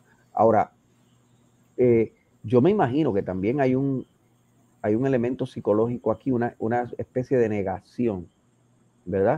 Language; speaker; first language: Spanish; native; Spanish